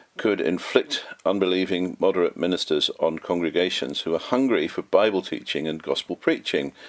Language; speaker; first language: English; native; English